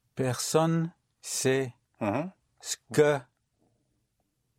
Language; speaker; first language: French; non-native, learner; English